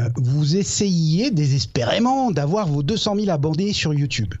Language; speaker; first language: French; native; French